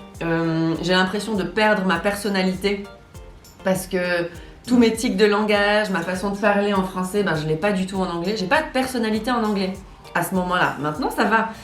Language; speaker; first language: French; native; French